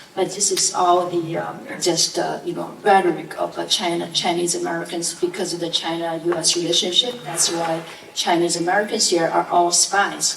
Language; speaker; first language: English; non-native, fluent; Chinese